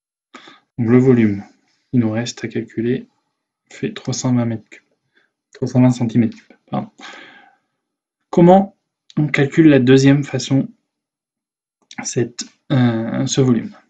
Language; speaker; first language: French; native; French